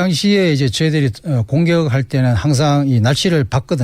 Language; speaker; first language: Korean; native; Korean